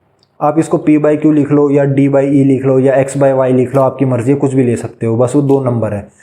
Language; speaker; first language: Hindi; native; Hindi